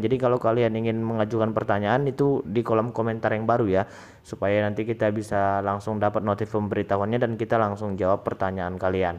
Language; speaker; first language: Indonesian; native; Indonesian